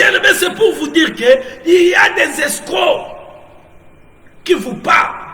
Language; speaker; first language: French; non-native, local second language; Lingala